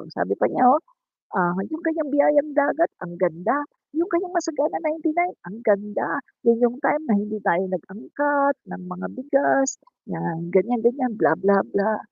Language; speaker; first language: Filipino; non-native, local second language; Cebuano